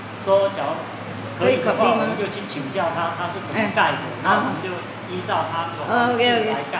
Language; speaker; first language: Chinese; native; Chinese